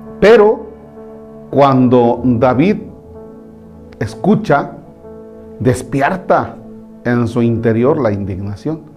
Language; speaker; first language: Spanish; native; Spanish